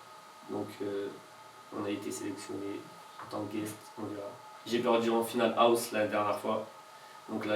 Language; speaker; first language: French; native; French